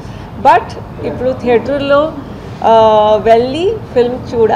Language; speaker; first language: Telugu; non-native, learner; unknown